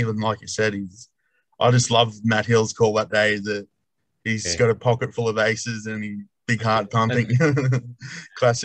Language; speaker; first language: English; native; English